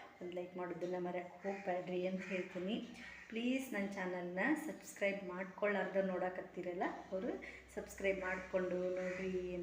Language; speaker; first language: Kannada; native; Kannada